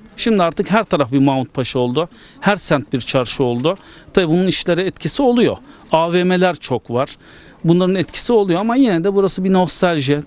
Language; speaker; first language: Turkish; native; Turkish